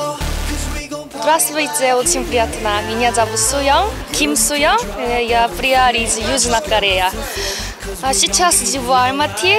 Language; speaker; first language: Russian; non-native, learner; Korean